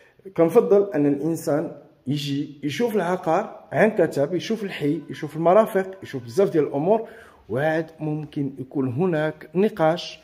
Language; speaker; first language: Arabic; native; Arabic